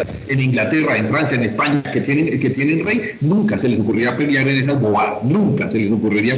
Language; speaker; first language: Spanish; native; Spanish